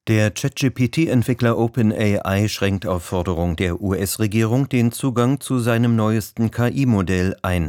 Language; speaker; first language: German; native; German